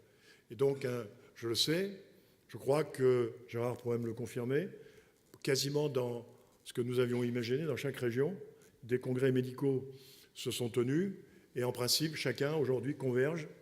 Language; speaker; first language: French; native; French